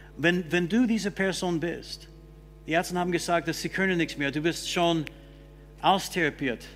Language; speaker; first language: German; non-native, fluent; English